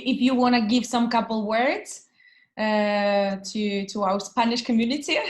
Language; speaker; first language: English; non-native, learner; Russian